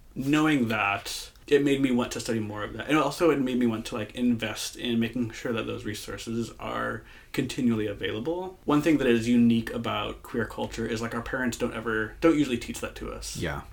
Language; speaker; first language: English; native; English